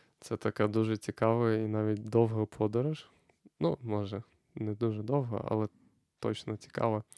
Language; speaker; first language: Ukrainian; non-native, fluent; Lithuanian